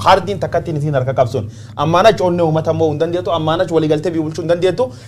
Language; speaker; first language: Oromo; native; Oromo